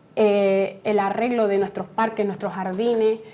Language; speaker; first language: Spanish; native; Spanish